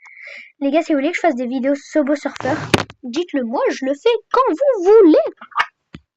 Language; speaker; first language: French; native; French